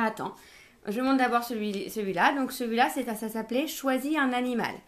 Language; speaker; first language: French; native; French